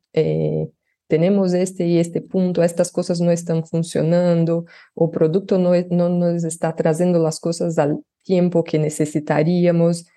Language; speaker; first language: Spanish; non-native, fluent; Portuguese